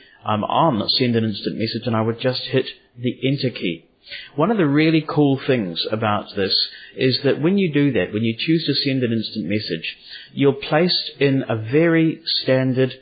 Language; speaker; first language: English; native; English